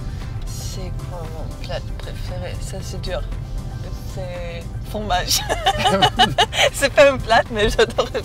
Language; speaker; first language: French; non-native, learner; Serbian